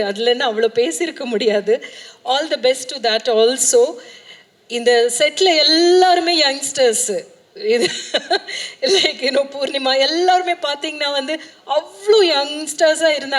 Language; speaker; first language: Tamil; native; Tamil